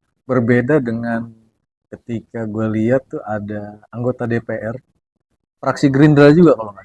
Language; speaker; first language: Indonesian; native; Indonesian